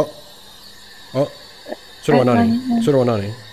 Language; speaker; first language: Japanese; non-native, learner; English